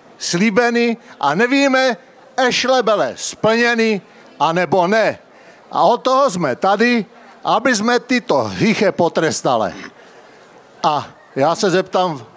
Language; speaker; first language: Czech; native; Czech